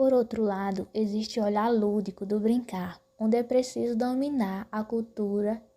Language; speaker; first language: Portuguese; native; Portuguese